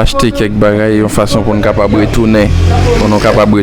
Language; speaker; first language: French; non-native, learner; Haitian Creole